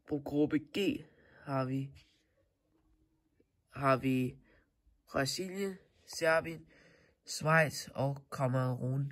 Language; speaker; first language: Danish; non-native, learner; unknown